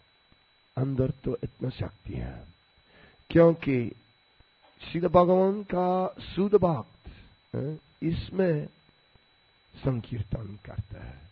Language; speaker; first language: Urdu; non-native, learner; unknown